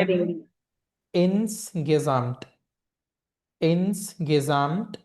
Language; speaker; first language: German; non-native, fluent; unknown